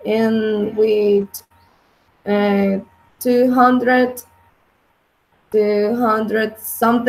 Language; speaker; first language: English; non-native, learner; Spanish